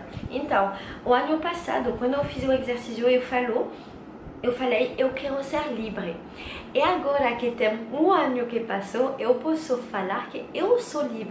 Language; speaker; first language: Portuguese; non-native, learner; French